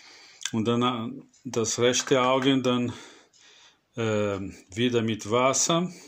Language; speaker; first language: German; non-native, fluent; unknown